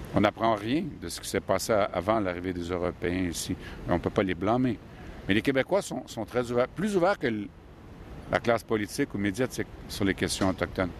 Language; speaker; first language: French; native; French